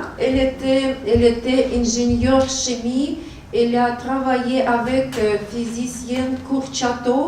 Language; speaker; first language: French; non-native, learner; Russian